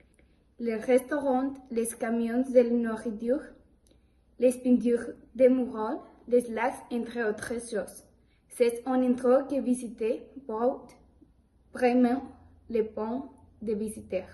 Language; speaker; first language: French; non-native, learner; Spanish